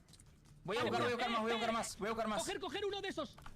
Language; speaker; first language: Spanish; native; Spanish